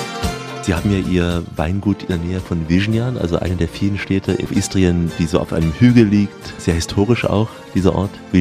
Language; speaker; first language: German; native; German